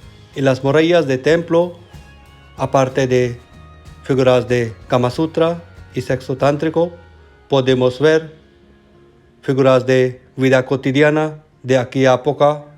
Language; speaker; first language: Spanish; non-native, learner; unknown